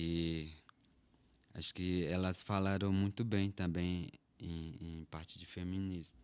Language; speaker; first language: Portuguese; non-native, local second language; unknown